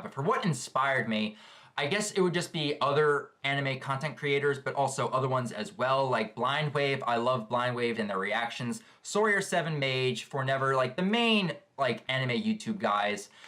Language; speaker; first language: English; native; English